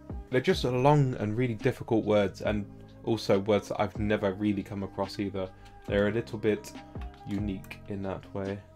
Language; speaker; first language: English; native; English